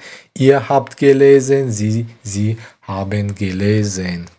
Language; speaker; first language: German; non-native, fluent; Tajik